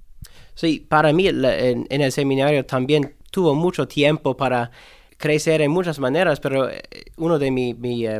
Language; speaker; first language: Spanish; non-native, learner; English